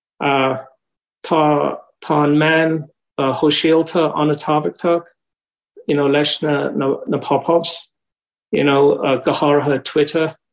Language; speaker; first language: Irish; non-native, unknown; English